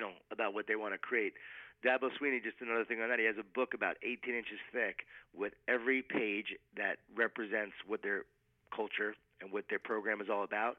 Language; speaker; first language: English; native; English